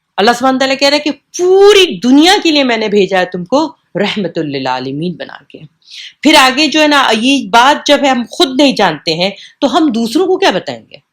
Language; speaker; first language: Urdu; native; Urdu